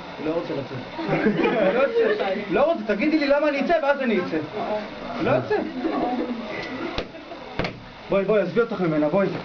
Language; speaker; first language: Hebrew; native; Hebrew